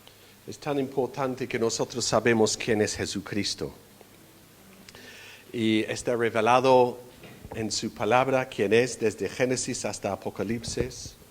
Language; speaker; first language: Spanish; non-native, fluent; English